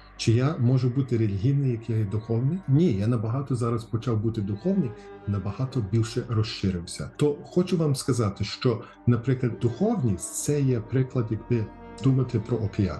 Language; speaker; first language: Ukrainian; early bilingual, heritage; Ukrainian